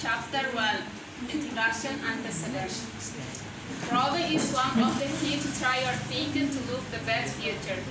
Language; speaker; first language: English; non-native, learner; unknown